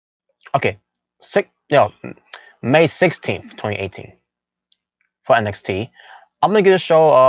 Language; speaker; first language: English; native; English